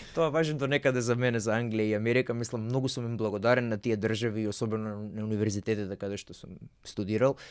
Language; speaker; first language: Macedonian; native; Macedonian